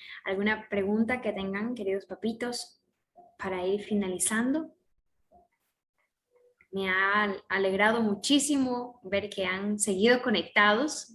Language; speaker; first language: Spanish; native; Spanish